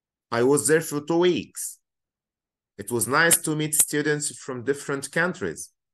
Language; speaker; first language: English; non-native, fluent; Arabic